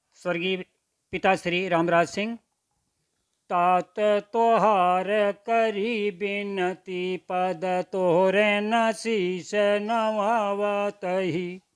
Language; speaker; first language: Hindi; native; Hindi